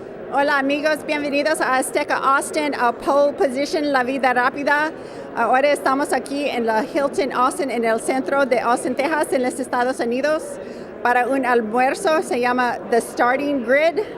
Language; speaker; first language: Spanish; non-native, learner; English